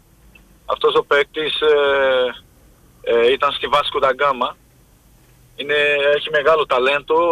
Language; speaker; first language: Greek; non-native, fluent; Portuguese